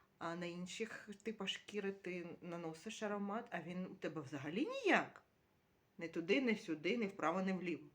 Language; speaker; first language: Ukrainian; native; Ukrainian